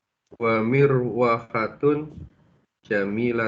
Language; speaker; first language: Arabic; non-native, learner; Indonesian